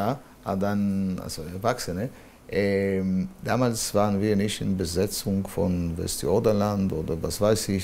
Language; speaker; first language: German; non-native, fluent; Hebrew